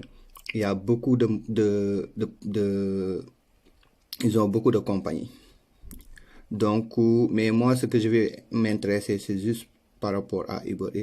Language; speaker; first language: French; non-native, local second language; Wolof